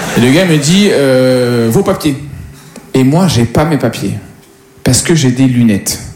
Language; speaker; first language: French; native; French